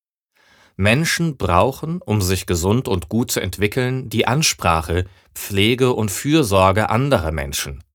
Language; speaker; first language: German; native; German